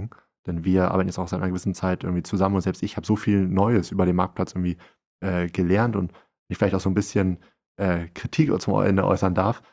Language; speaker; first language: German; native; German